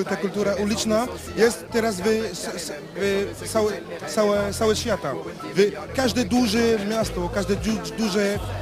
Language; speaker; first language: Polish; non-native, learner; French